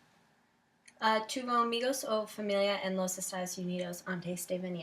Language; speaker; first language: Spanish; non-native, learner; English